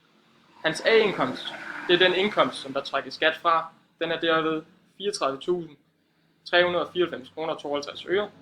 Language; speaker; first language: Danish; native; Danish